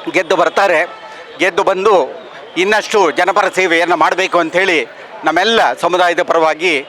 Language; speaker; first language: Kannada; non-native, local second language; Tulu